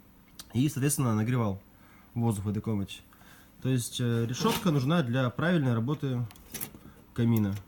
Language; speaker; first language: Russian; native; Russian